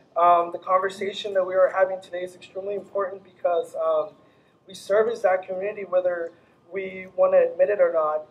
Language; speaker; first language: English; early bilingual, other home language; Spanish